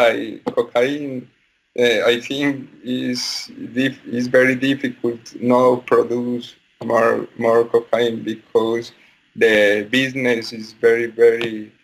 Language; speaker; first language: English; non-native, learner; Spanish